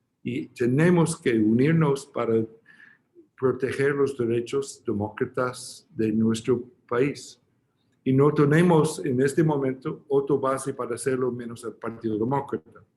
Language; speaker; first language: Spanish; non-native, fluent; English